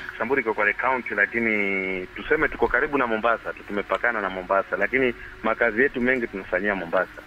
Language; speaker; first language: Swahili; native; Swahili